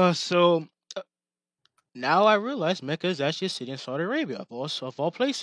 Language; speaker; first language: English; native; English